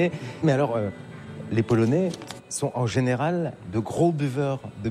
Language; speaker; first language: French; native; French